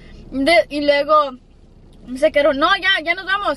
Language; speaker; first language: Spanish; early bilingual, other home language; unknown